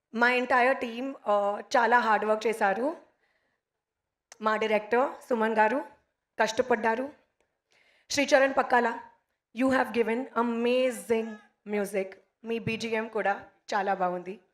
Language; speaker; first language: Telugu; non-native, local second language; Hindi